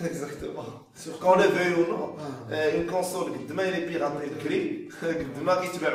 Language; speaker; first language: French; non-native, local second language; Arabic